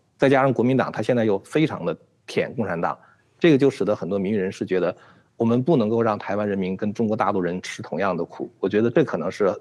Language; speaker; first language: Chinese; native; Chinese